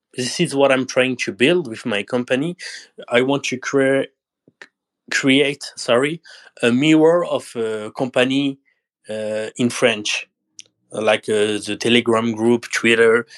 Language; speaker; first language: English; non-native, learner; French